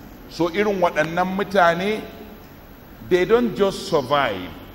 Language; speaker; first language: English; non-native, local second language; Hausa